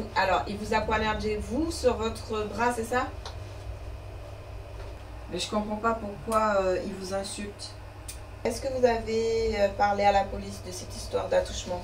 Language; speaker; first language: French; native; French